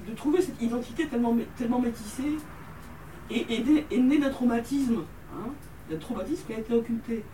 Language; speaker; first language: French; native; French